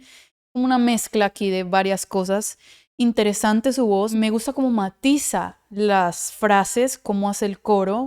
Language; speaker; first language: Spanish; native; Spanish